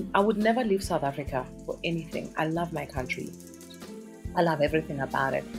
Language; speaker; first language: English; non-native, local second language; Northern Sotho